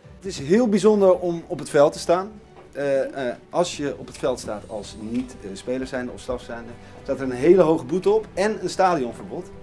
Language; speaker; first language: Dutch; native; Dutch